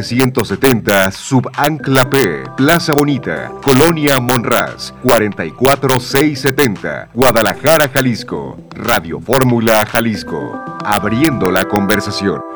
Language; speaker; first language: Spanish; native; Spanish